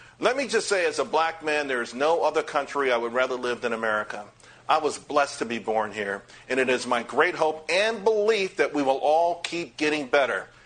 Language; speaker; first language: English; native; English